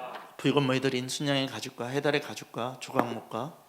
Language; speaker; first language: Korean; native; Korean